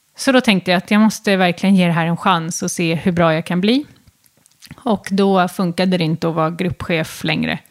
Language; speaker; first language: Swedish; native; Swedish